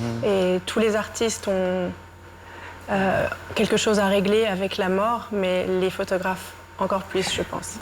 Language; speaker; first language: French; non-native, fluent; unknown